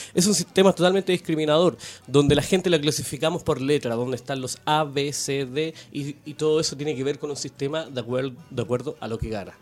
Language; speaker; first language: Spanish; native; Spanish